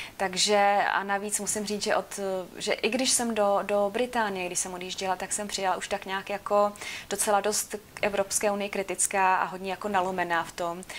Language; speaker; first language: Czech; native; Czech